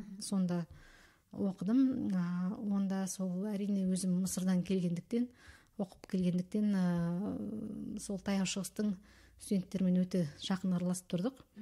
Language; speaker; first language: Kazakh; early bilingual, heritage; Kazakh